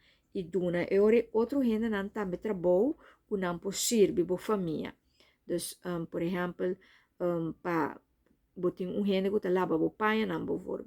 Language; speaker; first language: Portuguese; non-native, learner; Papiamento